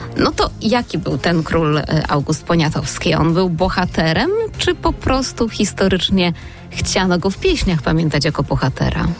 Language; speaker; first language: Polish; native; Polish